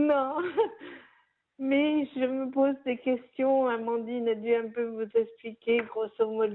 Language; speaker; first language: French; native; French